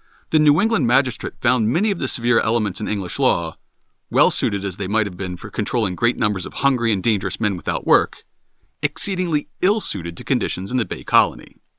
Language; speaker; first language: English; native; English